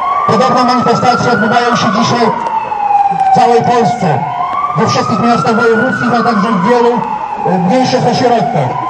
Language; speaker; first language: Polish; native; Polish